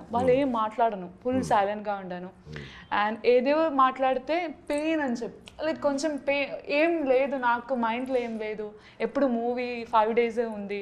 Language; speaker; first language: Telugu; non-native, learner; Malayalam